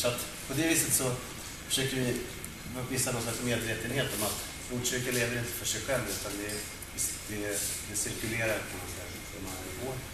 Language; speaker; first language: Swedish; native; Swedish